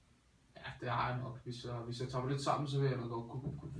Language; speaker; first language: Danish; native; Danish